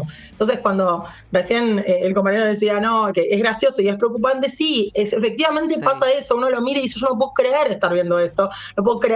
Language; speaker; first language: Spanish; native; Spanish